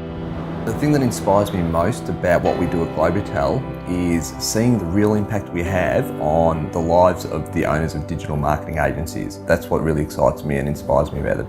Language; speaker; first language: English; native; English